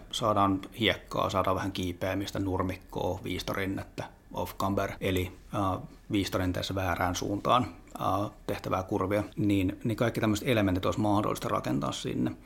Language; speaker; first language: Finnish; native; Finnish